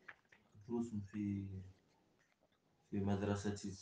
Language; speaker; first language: Arabic; non-native, learner; Fula